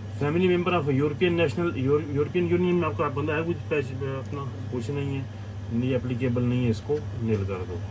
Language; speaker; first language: Urdu; non-native, local second language; Punjabi